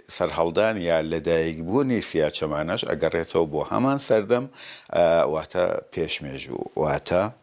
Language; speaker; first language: Central Kurdish; native; Central Kurdish